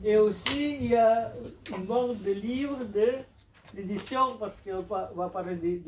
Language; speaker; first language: French; non-native, fluent; Indonesian